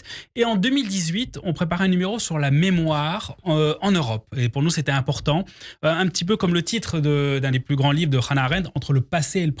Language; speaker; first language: French; native; French